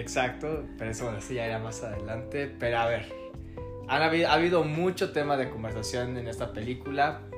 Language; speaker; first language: Spanish; native; Spanish